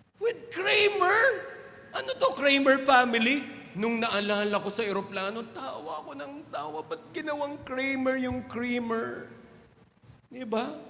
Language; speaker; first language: Filipino; non-native, local second language; Waray